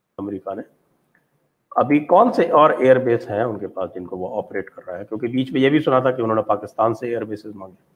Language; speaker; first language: Hindi; native; Hindi